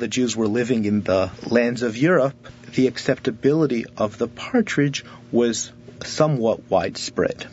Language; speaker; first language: English; native; English